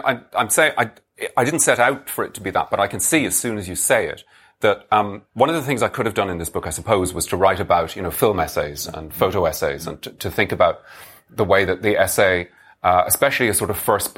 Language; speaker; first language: English; native; English